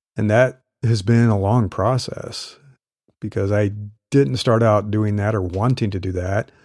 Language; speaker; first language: English; native; English